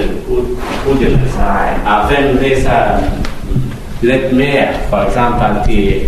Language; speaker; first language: Danish; non-native, learner; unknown